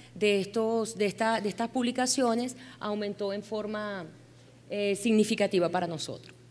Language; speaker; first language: Spanish; native; Spanish